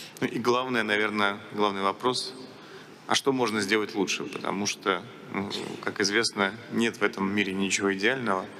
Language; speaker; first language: Russian; native; Russian